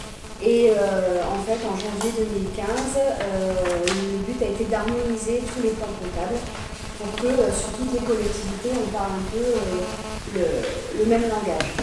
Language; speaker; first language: French; native; French